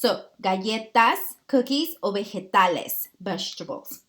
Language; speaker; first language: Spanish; early bilingual, heritage; Spanish